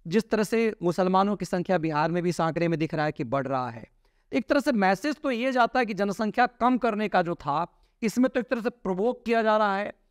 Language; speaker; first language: Hindi; native; Hindi